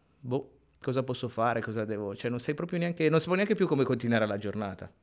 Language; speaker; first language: Italian; native; Italian